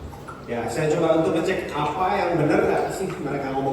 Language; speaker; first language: Indonesian; native; Indonesian